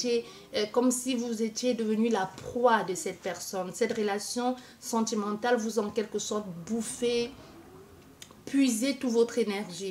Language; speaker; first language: French; native; French